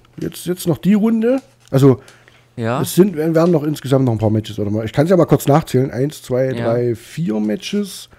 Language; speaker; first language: German; native; German